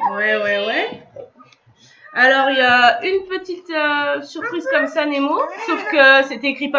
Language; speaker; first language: French; native; French